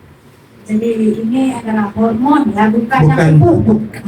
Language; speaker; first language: Indonesian; native; Indonesian